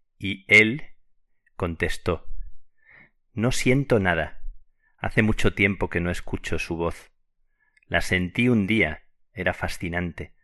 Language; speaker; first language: Spanish; native; Spanish